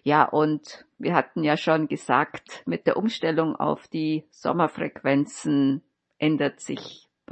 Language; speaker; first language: German; native; German